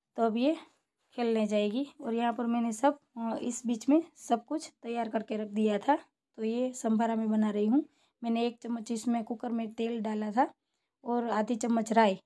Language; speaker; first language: Hindi; non-native, local second language; Gujarati